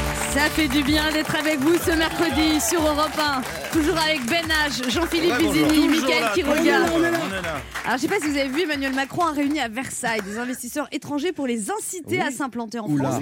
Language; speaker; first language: French; native; French